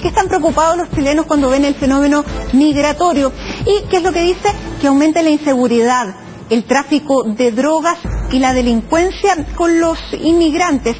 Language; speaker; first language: Spanish; native; Spanish